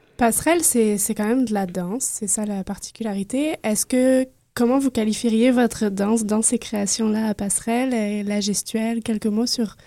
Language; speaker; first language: French; native; French